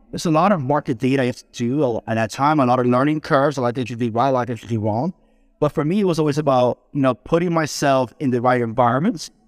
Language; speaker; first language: English; early bilingual, other home language; Spanish